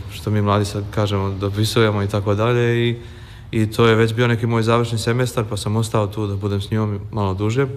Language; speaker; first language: Serbian; native; Serbian